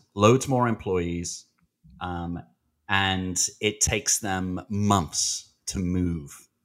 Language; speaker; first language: English; native; English